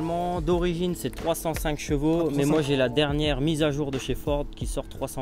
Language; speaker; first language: French; native; French